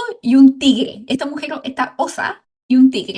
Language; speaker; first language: Spanish; native; Spanish